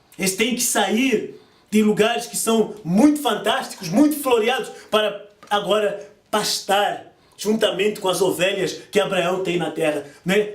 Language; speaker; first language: Portuguese; native; Portuguese